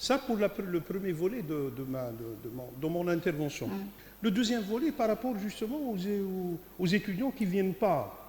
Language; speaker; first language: French; non-native, local second language; Kabyle